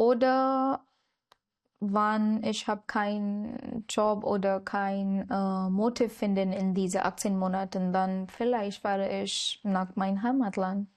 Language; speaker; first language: German; non-native, learner; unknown